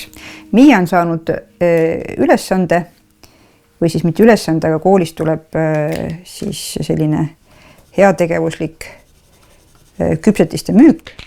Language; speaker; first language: Estonian; native; Estonian